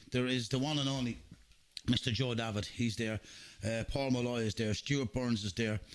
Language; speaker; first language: English; native; English